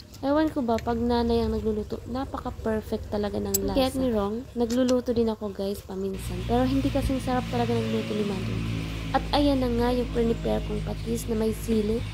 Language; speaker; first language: Filipino; non-native, local second language; Bikol